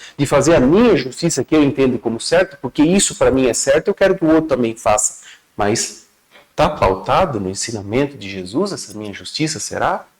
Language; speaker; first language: Portuguese; native; Portuguese